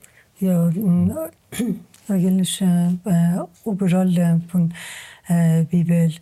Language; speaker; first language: German; non-native, learner; Persian